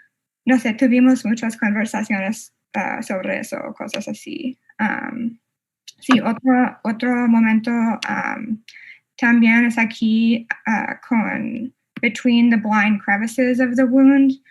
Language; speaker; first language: Spanish; non-native, fluent; English